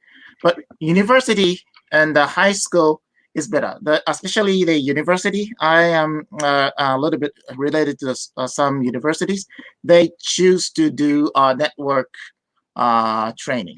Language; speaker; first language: English; non-native, fluent; Japanese